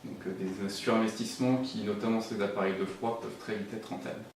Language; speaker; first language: French; native; French